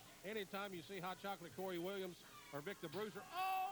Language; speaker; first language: English; native; English